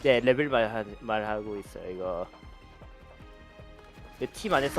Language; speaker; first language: Korean; early bilingual, heritage; Korean